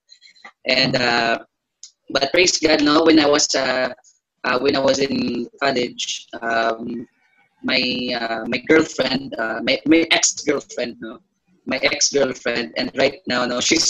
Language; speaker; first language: English; non-native, local second language; Hiligaynon